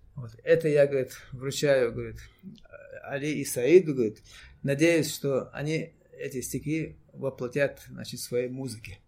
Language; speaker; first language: Russian; non-native, local second language; Chechen